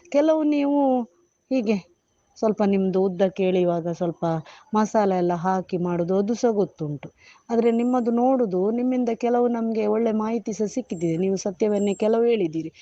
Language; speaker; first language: Kannada; native; Kannada